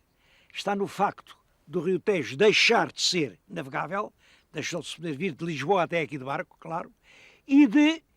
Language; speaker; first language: Portuguese; native; Portuguese